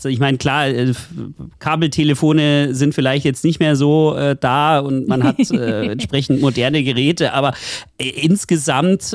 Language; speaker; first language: German; native; German